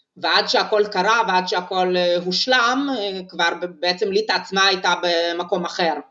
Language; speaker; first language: Hebrew; non-native, fluent; Russian